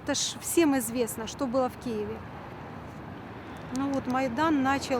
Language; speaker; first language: Russian; native; Russian